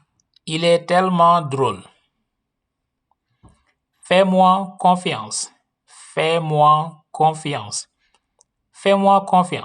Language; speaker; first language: French; non-native, local second language; Wolof